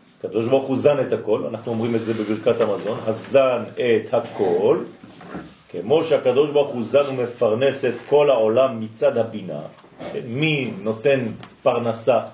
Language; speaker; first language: Hebrew; non-native, fluent; French